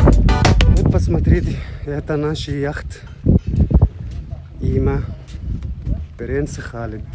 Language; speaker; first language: Russian; non-native, learner; Arabic